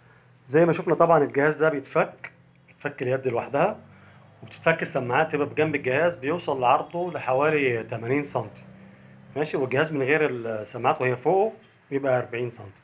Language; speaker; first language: Arabic; native; Arabic